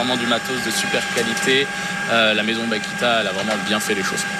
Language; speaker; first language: French; native; French